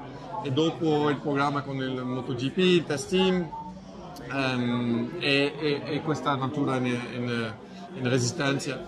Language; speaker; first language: Italian; non-native, fluent; French